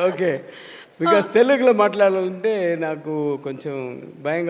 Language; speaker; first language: Telugu; non-native, learner; Tamil